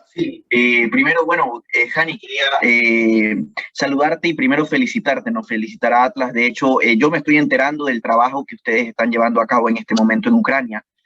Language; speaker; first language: Spanish; native; Spanish